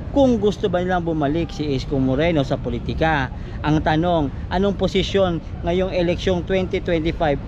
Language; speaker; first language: Filipino; native; Filipino